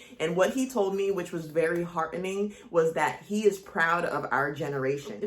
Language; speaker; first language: English; native; English